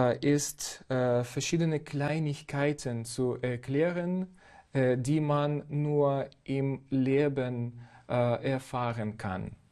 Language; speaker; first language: German; non-native, fluent; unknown